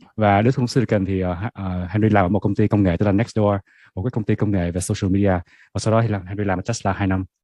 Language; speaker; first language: Vietnamese; native; Vietnamese